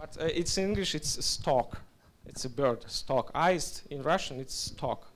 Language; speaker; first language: English; non-native, learner; Russian